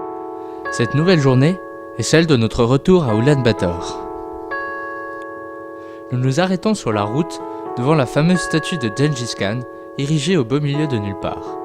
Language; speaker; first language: French; native; French